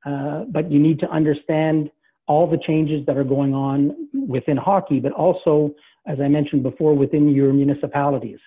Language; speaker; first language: English; native; English